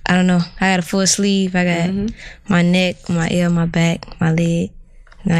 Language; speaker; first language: English; native; English